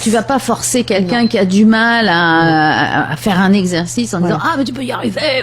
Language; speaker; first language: French; native; French